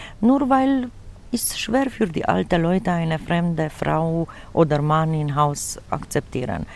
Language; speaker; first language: German; non-native, fluent; Romanian